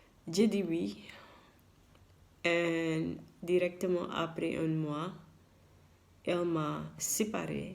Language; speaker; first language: French; non-native, learner; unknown